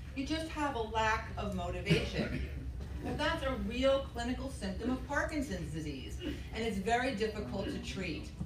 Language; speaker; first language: English; native; English